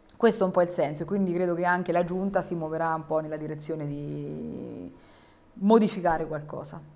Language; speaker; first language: Italian; native; Italian